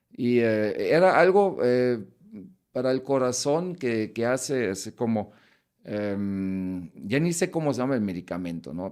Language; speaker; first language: Spanish; non-native, fluent; German